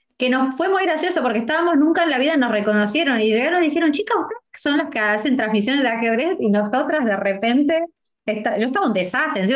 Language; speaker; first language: Spanish; native; Spanish